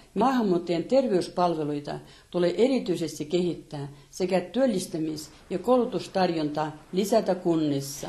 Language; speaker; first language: Finnish; non-native, fluent; Russian